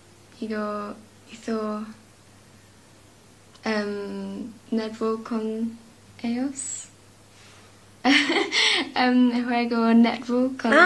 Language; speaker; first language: Spanish; non-native, learner; English